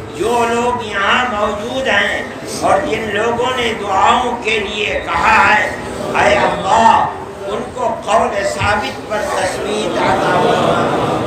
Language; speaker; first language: Urdu; native; Urdu